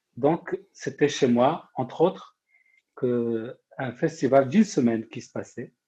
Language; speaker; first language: French; non-native, local second language; Arabic